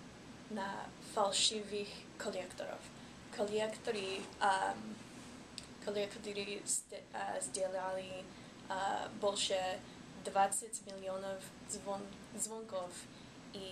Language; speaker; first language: Russian; non-native, learner; English